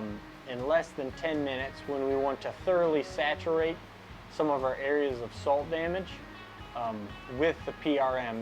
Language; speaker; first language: English; native; English